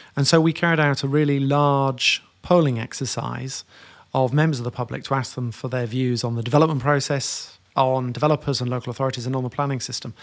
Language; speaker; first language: English; native; English